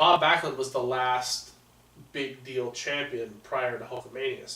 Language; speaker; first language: English; native; English